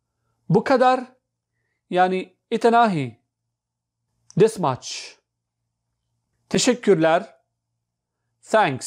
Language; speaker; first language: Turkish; non-native, fluent; Urdu